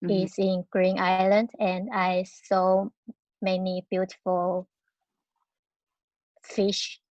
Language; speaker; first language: English; non-native, learner; Chinese